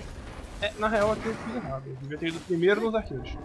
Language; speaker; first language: Portuguese; native; Portuguese